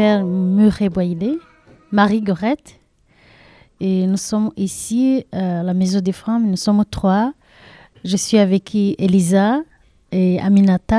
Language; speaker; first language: French; non-native, learner; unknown